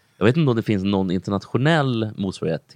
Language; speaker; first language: Swedish; native; Swedish